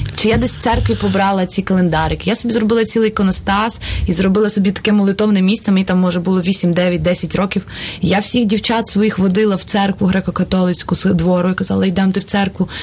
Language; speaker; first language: Ukrainian; non-native, local second language; Russian